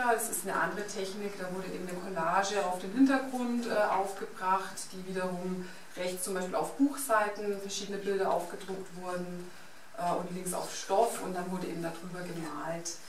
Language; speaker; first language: German; native; German